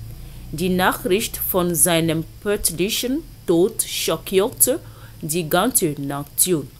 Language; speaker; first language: German; non-native, learner; French